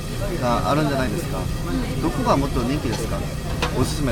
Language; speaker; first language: Japanese; non-native, learner; Korean